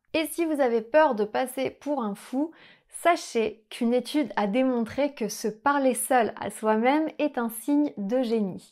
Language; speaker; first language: French; native; French